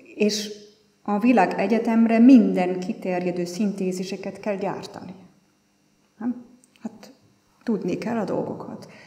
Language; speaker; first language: Hungarian; non-native, fluent; German